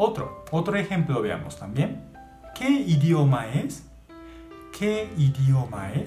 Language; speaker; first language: Spanish; non-native, learner; Japanese